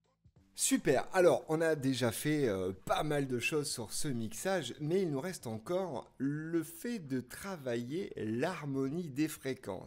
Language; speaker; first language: French; native; French